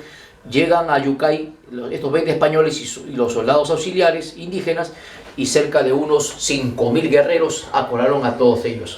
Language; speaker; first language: Spanish; native; Spanish